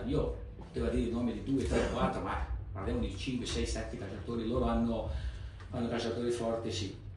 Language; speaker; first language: Italian; non-native, fluent; Portuguese